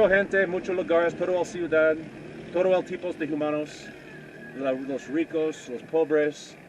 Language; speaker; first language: Spanish; non-native, learner; English